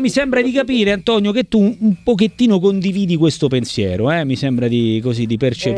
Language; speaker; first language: Italian; native; Italian